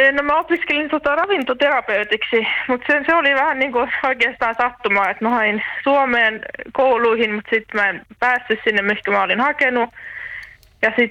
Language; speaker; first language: Finnish; non-native, local second language; Swedish